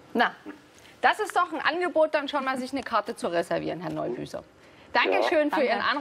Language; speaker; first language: German; native; German